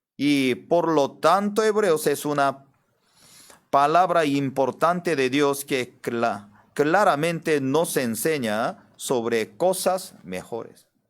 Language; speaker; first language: Spanish; non-native, fluent; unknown